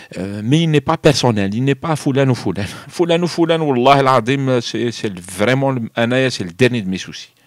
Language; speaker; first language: French; non-native, local second language; Arabic